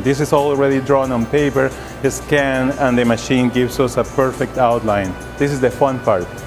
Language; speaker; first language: English; non-native, fluent; Spanish